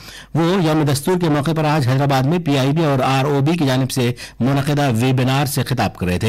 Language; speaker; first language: Urdu; native; Urdu